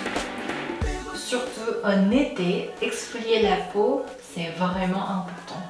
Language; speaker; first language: French; non-native, fluent; Korean